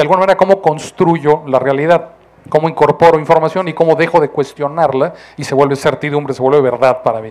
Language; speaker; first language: Spanish; native; Spanish